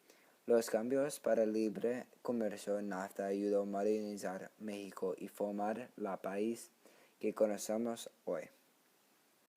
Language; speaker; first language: Spanish; non-native, learner; English